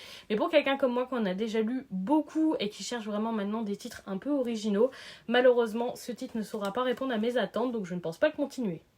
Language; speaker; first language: French; native; French